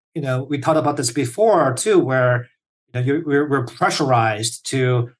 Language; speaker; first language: English; early bilingual, other home language; Korean